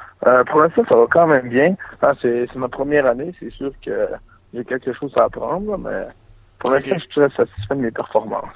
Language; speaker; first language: French; native; French